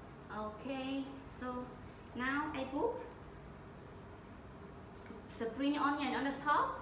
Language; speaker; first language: English; non-native, learner; Vietnamese